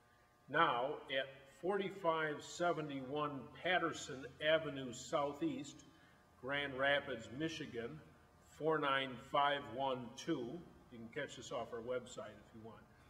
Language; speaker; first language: English; native; English